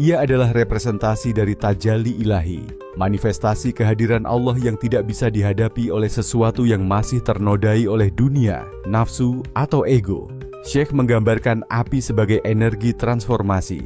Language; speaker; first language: Indonesian; native; Indonesian